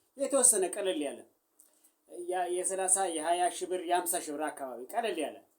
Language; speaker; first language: Amharic; native; Amharic